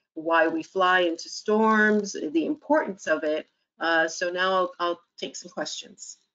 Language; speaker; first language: English; native; English